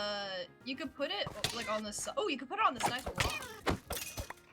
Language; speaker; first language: English; native; English